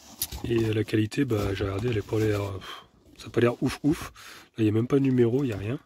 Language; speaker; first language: French; native; French